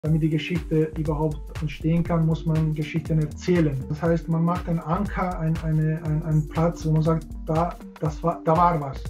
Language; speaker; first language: German; non-native, fluent; Serbian